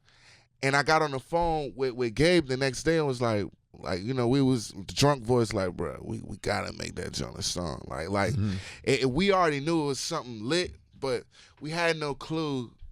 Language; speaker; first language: English; native; English